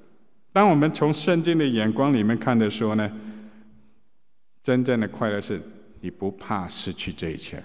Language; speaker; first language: Chinese; native; Chinese